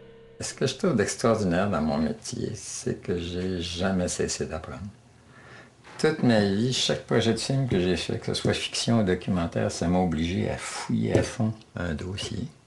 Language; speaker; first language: French; native; French